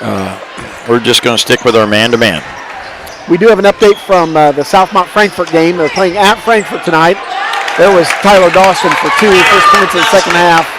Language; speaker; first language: English; native; English